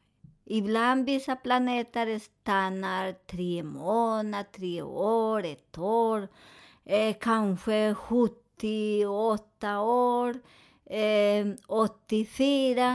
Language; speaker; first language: Swedish; non-native, learner; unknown